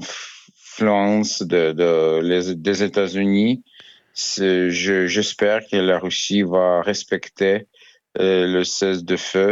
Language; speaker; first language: French; non-native, fluent; Ukrainian